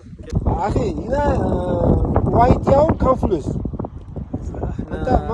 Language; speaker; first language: Arabic; non-native, learner; Kyrgyz